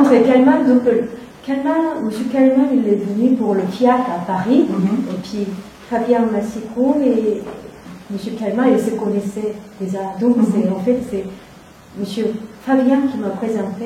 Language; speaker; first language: French; non-native, fluent; Korean